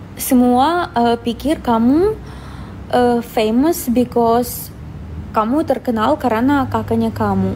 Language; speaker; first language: Indonesian; non-native, fluent; Russian